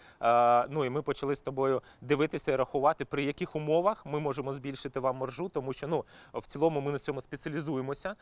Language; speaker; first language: Ukrainian; non-native, local second language; Russian